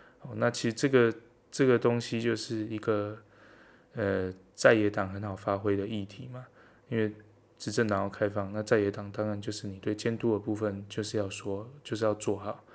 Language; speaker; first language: Chinese; native; Chinese